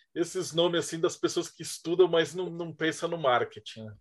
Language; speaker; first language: Portuguese; native; Portuguese